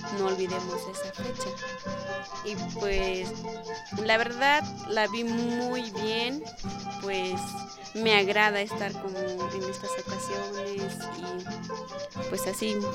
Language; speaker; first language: Spanish; non-native, local second language; Tzeltal